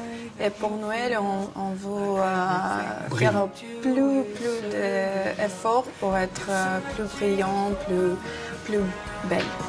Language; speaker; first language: French; non-native, learner; Russian